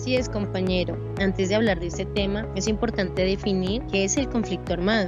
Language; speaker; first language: Spanish; native; Spanish